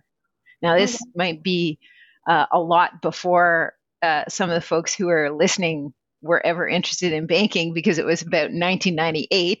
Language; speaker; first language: English; native; English